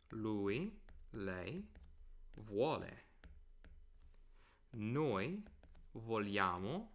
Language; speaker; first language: Italian; non-native, fluent; English